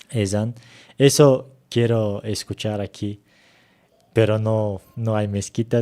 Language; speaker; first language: Spanish; non-native, learner; Turkish